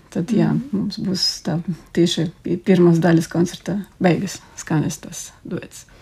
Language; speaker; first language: Latvian; non-native, local second language; Russian